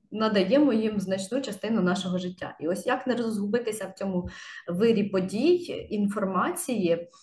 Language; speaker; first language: Ukrainian; native; Ukrainian